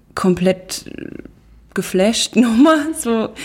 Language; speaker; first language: German; native; German